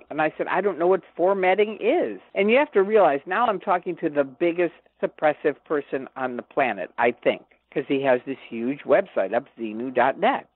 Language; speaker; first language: English; native; English